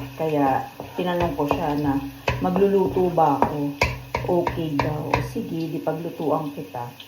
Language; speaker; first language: Filipino; non-native, local second language; Cebuano